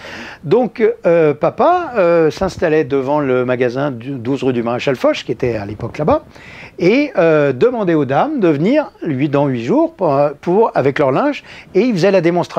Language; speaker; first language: French; native; French